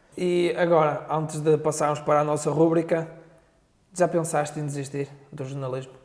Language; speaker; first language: Portuguese; native; Portuguese